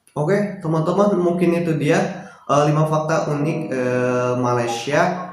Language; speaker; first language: Indonesian; native; Indonesian